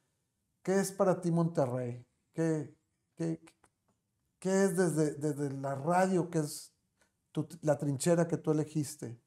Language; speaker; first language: Spanish; native; Spanish